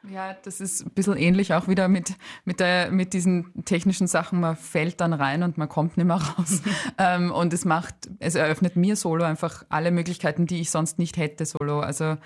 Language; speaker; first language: German; non-native, local second language; Croatian